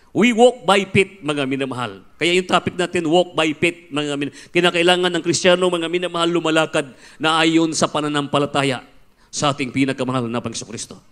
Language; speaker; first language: Filipino; non-native, local second language; Cebuano